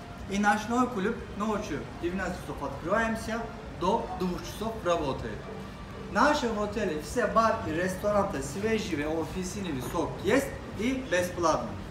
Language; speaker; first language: Russian; non-native, learner; Turkish